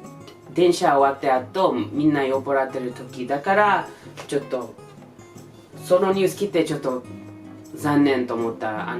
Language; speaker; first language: Japanese; non-native, learner; English